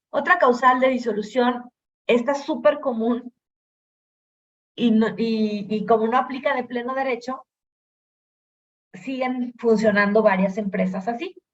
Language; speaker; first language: Spanish; native; Spanish